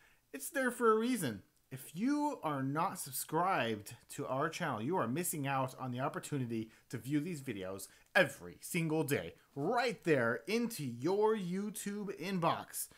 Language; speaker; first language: English; native; English